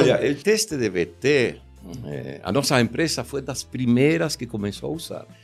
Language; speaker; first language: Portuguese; non-native, fluent; Spanish